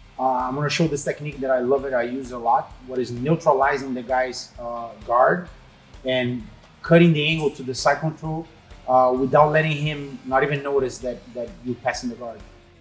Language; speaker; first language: English; non-native, fluent; Portuguese